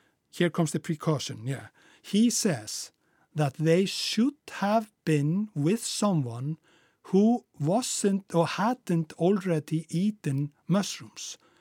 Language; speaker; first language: English; non-native, fluent; Icelandic